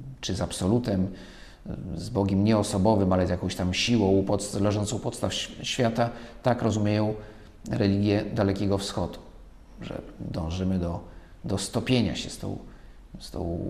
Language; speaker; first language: Polish; native; Polish